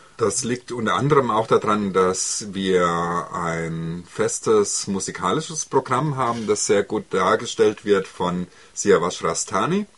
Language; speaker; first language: German; native; German